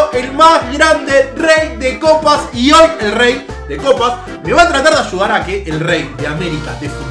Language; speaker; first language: Spanish; native; Spanish